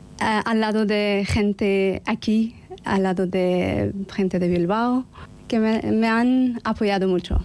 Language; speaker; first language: Spanish; non-native, learner; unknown